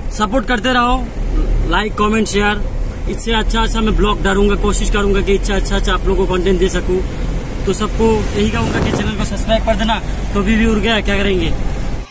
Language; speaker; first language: Hindi; non-native, local second language; Bangla